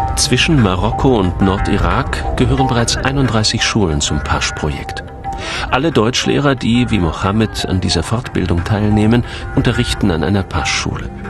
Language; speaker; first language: German; native; German